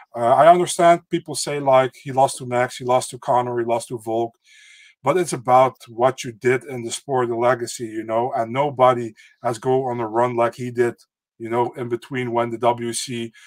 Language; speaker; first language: English; non-native, fluent; Dutch